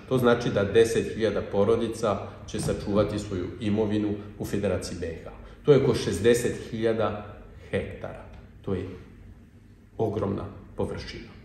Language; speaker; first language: Bosnian; non-native, fluent; French